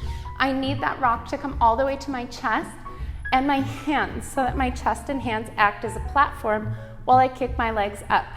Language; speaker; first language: English; native; English